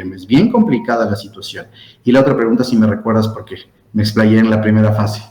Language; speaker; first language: Spanish; native; Spanish